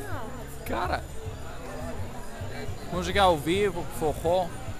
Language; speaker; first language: Portuguese; non-native, learner; Greek